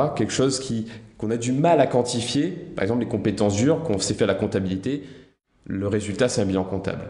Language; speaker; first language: French; native; French